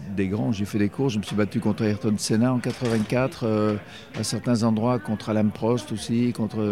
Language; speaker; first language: French; native; French